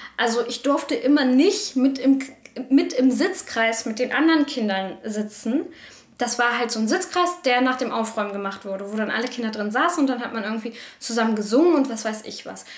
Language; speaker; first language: German; native; German